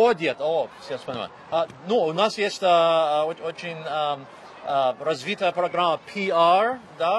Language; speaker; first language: Russian; non-native, fluent; English